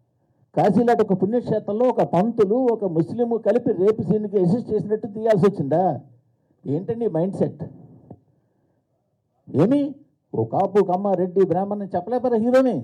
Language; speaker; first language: Telugu; native; Telugu